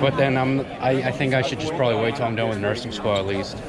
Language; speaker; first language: English; early bilingual, other home language; Spanish